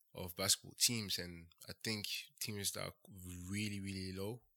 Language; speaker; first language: English; early bilingual, heritage; French